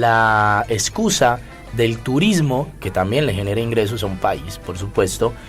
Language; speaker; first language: Spanish; native; Spanish